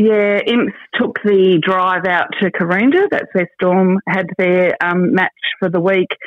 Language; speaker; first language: English; native; English